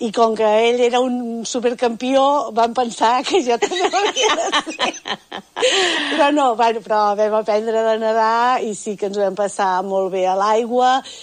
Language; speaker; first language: Catalan; native; Catalan